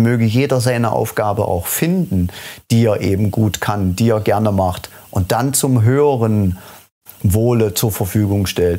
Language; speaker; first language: German; native; German